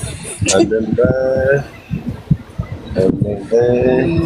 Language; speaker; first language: English; non-native, learner; Korean